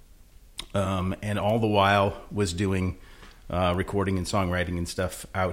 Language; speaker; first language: English; native; English